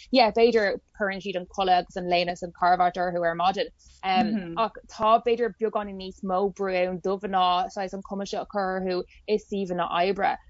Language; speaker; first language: Irish; non-native, local second language; English